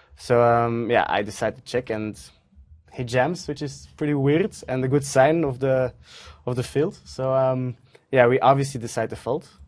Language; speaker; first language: English; non-native, fluent; Dutch